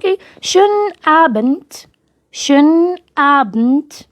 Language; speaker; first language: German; non-native, fluent; Persian